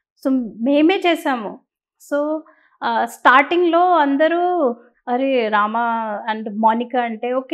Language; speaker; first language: Telugu; non-native, learner; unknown